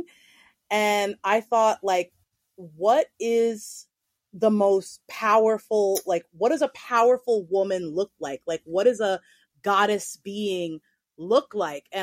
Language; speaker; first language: English; native; English